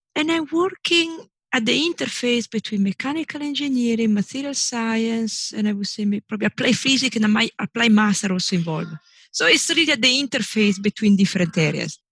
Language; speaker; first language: English; non-native, fluent; Italian